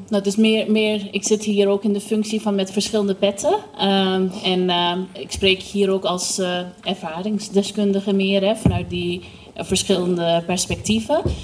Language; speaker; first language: Dutch; non-native, fluent; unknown